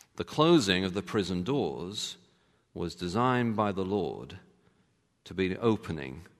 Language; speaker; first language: English; native; English